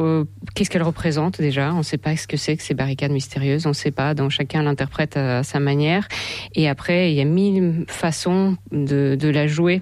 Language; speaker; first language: French; non-native, fluent; Russian